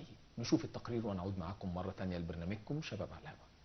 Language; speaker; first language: Arabic; native; Arabic